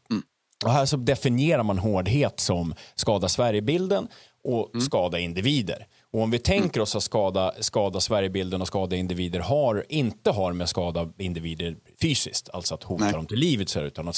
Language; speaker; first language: Swedish; native; Swedish